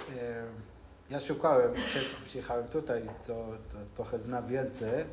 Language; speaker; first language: Polish; non-native, learner; Hebrew